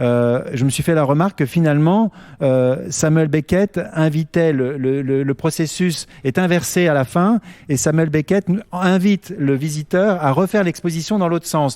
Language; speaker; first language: French; native; French